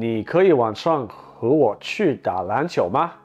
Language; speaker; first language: Chinese; non-native, learner; English